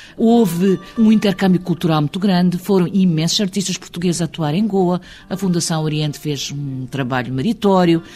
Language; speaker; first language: Portuguese; early bilingual, heritage; Portuguese